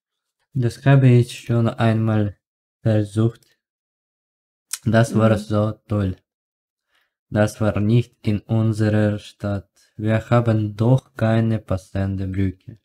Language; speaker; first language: German; non-native, learner; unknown